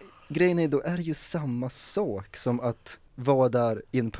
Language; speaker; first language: Swedish; native; Swedish